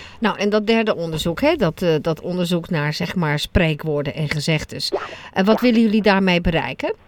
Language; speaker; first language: Dutch; native; Dutch